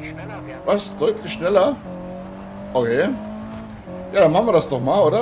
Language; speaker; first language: German; native; German